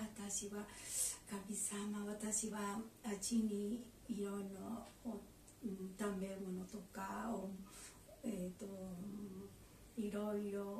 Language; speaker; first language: Japanese; non-native, learner; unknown